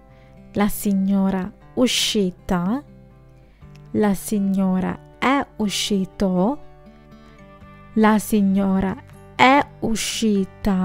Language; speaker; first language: Italian; non-native, fluent; Sinhala